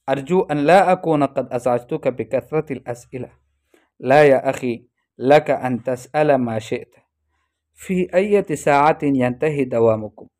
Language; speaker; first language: Arabic; non-native, fluent; Urdu